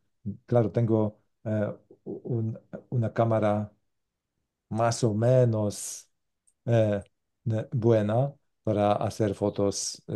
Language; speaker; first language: Spanish; non-native, learner; Polish